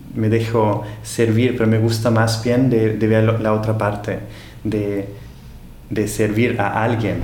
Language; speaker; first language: Spanish; non-native, fluent; German